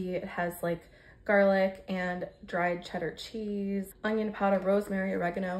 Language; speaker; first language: English; native; English